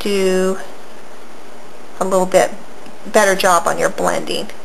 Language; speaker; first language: English; native; English